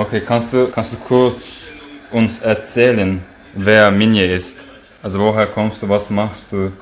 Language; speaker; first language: German; non-native, fluent; Turkish